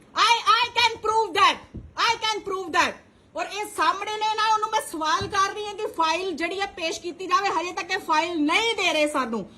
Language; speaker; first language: Hindi; non-native, local second language; Punjabi